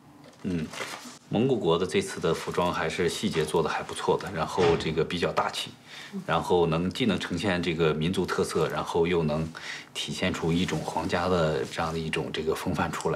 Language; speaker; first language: Chinese; native; Chinese